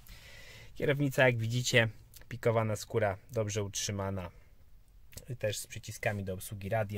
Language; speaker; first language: Polish; native; Polish